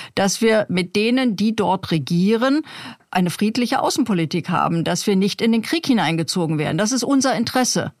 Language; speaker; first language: German; native; German